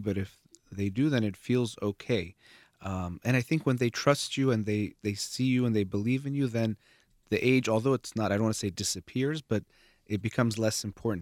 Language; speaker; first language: English; early bilingual, other home language; Persian